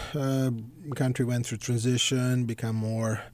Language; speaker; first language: English; non-native, fluent; Serbian